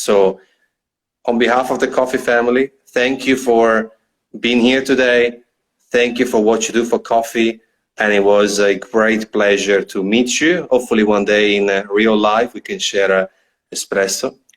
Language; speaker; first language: English; non-native, fluent; Italian